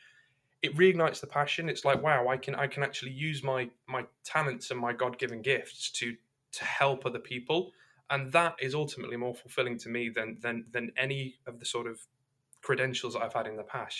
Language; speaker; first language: English; native; English